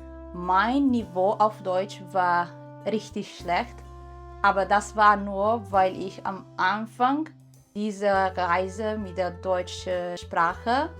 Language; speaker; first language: German; non-native, learner; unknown